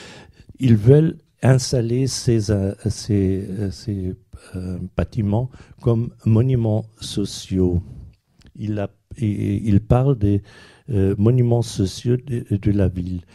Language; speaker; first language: French; non-native, fluent; German